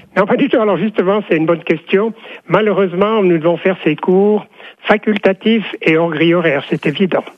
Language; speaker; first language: French; native; French